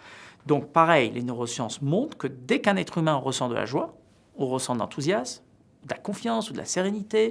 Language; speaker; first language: French; native; French